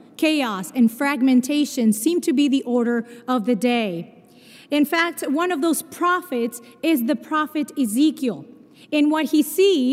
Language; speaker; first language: English; non-native, fluent; Spanish